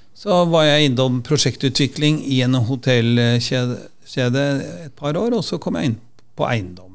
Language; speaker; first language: Norwegian; native; Norwegian